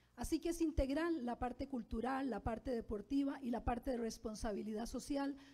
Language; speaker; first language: Spanish; native; Spanish